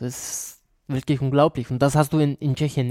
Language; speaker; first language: German; non-native, learner; Czech